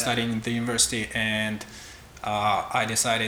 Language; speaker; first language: English; non-native, fluent; Russian